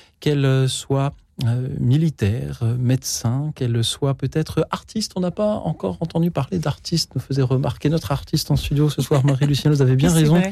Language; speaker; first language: French; native; French